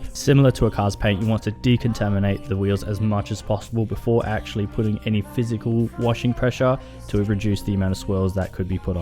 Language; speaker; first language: English; native; English